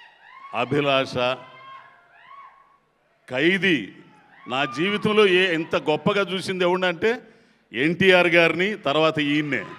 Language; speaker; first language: Telugu; native; Telugu